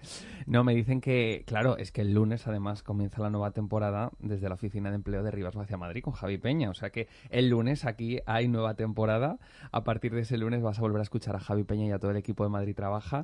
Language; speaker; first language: Spanish; native; Spanish